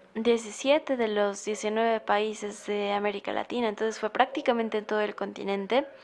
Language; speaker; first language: Spanish; non-native, fluent; German